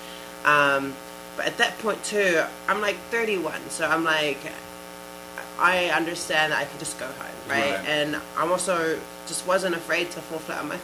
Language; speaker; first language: English; native; English